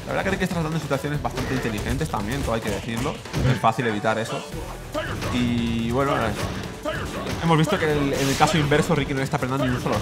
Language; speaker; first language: Spanish; native; Spanish